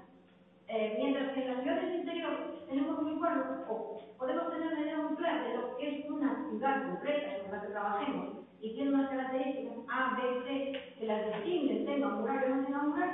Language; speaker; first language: Spanish; native; Spanish